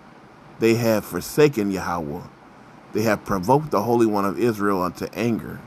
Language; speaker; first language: English; native; English